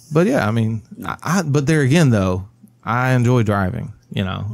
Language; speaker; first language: English; native; English